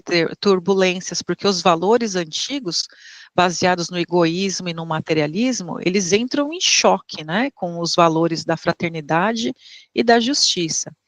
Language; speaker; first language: Portuguese; native; Portuguese